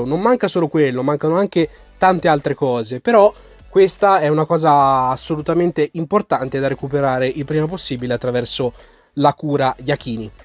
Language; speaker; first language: Italian; native; Italian